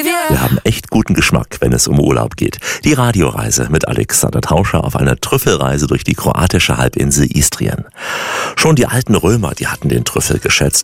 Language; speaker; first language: German; native; German